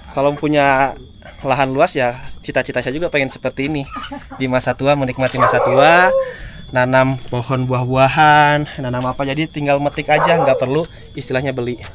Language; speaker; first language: Indonesian; native; Indonesian